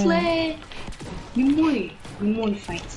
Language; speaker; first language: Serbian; early bilingual, heritage; Serbian